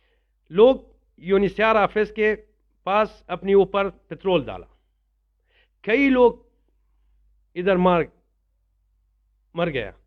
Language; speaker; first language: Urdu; non-native, learner; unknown